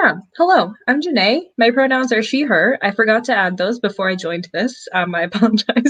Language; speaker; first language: English; native; English